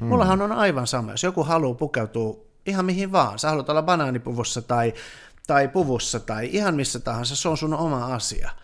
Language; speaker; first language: Finnish; early bilingual, other home language; Persian